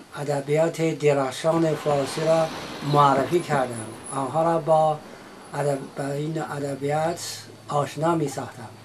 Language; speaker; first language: Persian; non-native, fluent; Chinese